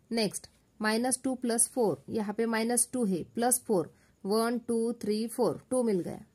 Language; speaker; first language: Hindi; non-native, local second language; Marathi